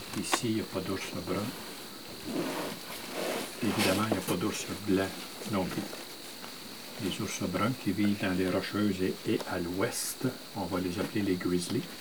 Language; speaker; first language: French; native; French